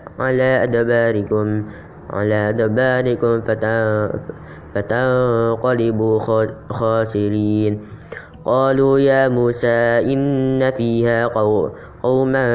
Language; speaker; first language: Arabic; non-native, learner; Indonesian